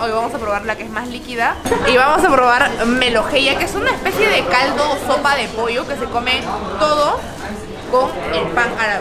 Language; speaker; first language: Spanish; native; Spanish